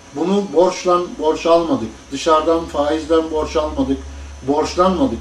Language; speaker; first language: Turkish; native; Turkish